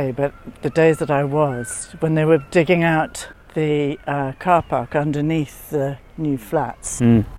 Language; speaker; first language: English; native; English